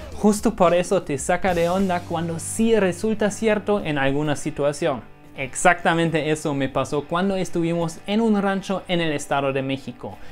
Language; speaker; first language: Spanish; non-native, fluent; German